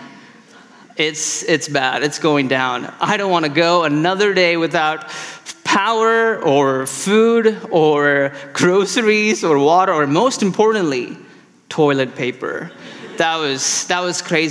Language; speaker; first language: English; non-native, local second language; Tamil